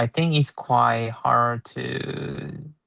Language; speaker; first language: English; non-native, learner; Chinese